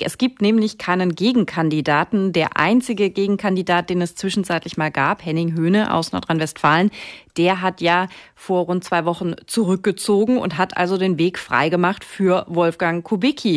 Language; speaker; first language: German; native; German